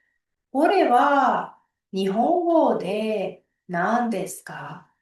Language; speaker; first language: Japanese; non-native, fluent; Uzbek